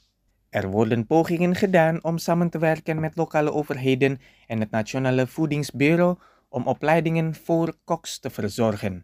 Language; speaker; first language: Dutch; non-native, fluent; Indonesian